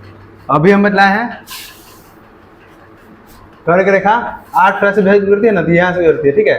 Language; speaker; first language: Hindi; native; Hindi